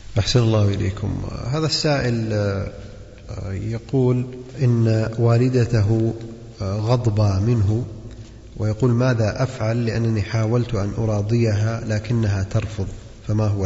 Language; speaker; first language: Arabic; native; Arabic